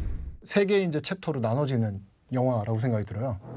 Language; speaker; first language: Korean; native; Korean